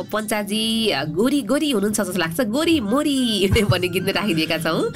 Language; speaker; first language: Nepali; non-native, local second language; Limbu